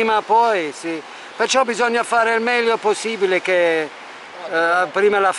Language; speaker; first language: Italian; non-native, fluent; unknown